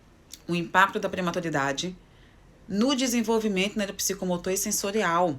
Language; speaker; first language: Portuguese; native; Portuguese